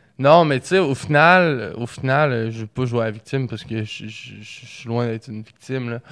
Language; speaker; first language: French; native; French